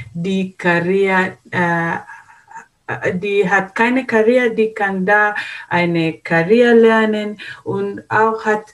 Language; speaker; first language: German; non-native, learner; Swahili